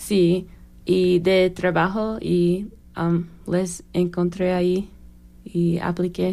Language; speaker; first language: Spanish; non-native, learner; English